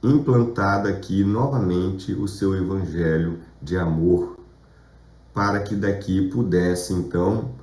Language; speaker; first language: Portuguese; native; Portuguese